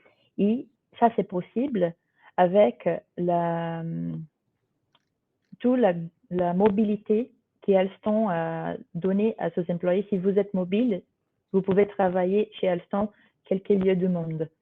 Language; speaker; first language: French; non-native, fluent; Portuguese